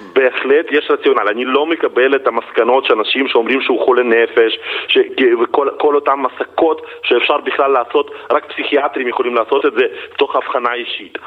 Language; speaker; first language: Hebrew; non-native, fluent; Russian